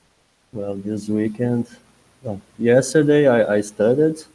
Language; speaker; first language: English; non-native, learner; Portuguese